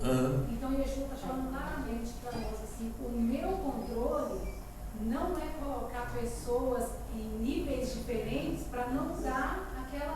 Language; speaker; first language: Portuguese; native; Portuguese